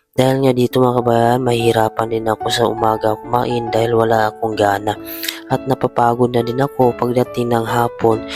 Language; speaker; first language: Filipino; native; Filipino